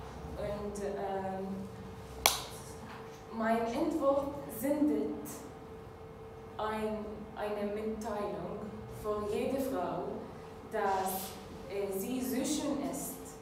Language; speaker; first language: German; non-native, learner; Arabic